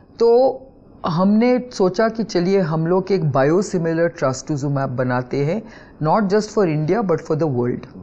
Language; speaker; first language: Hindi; non-native, local second language; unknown